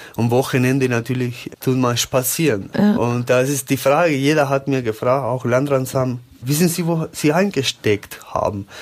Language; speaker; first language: German; non-native, learner; Spanish